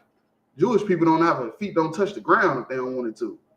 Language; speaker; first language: English; native; English